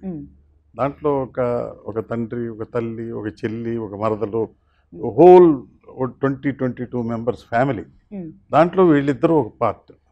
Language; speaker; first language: Telugu; native; Telugu